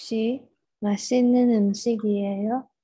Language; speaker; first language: Korean; non-native, learner; Malay